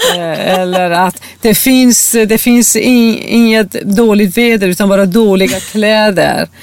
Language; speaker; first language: Swedish; non-native, fluent; Persian